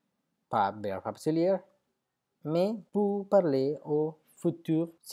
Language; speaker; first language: French; non-native, fluent; Spanish